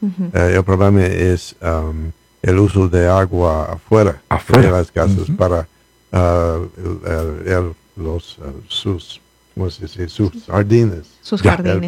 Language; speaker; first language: Spanish; non-native, learner; English